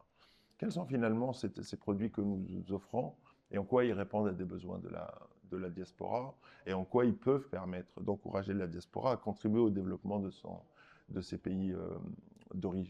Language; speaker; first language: French; non-native, local second language; Arabic